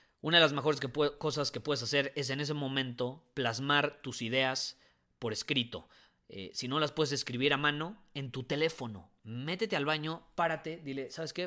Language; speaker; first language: Spanish; native; Spanish